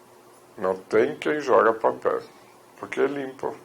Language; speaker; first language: Portuguese; non-native, fluent; German